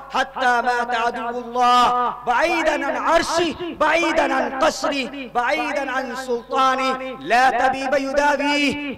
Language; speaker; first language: Arabic; non-native, learner; Urdu